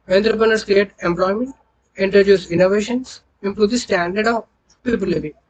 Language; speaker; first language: English; non-native, local second language; Telugu